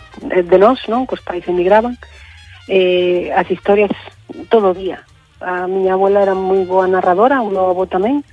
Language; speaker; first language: Galician; native; Galician